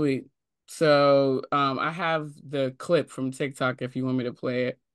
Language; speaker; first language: English; native; English